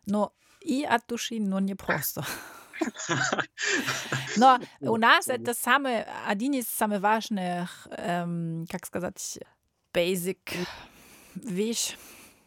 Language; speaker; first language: Russian; non-native, learner; German